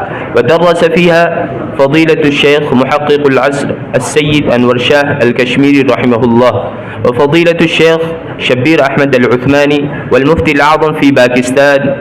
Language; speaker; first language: Arabic; non-native, learner; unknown